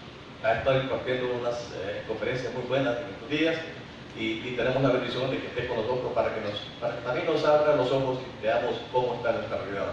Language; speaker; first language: Spanish; native; Spanish